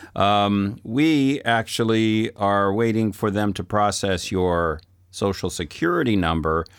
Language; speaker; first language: English; native; English